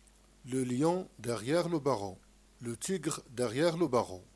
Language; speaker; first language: French; non-native, local second language; Arabic